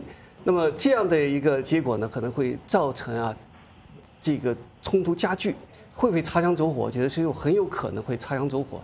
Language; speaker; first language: Chinese; native; Chinese